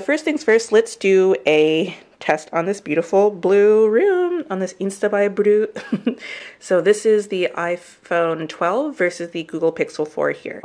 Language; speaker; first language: English; native; English